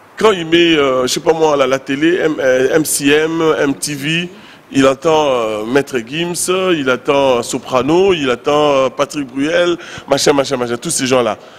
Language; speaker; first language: French; non-native, local second language; Lingala